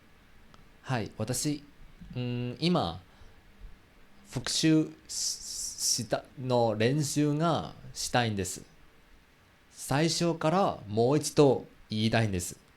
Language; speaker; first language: Japanese; non-native, learner; Chinese